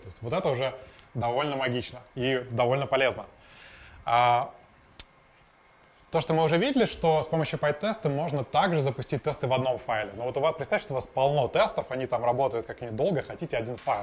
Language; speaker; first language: Russian; native; Russian